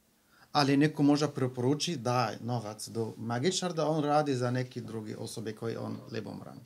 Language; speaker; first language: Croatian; non-native, learner; Arabic